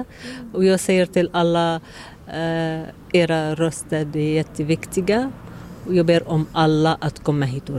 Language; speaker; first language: Swedish; non-native, learner; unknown